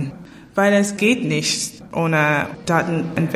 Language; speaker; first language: German; non-native, learner; English